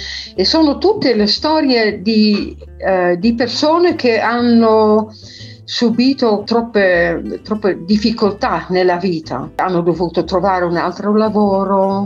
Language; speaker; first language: Italian; non-native, fluent; Dutch